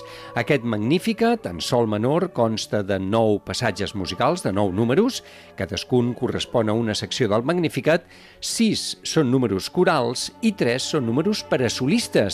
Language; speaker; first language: Catalan; native; Catalan